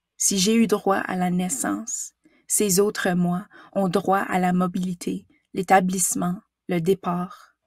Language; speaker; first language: French; native; French